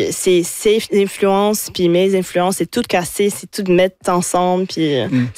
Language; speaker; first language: French; non-native, fluent; English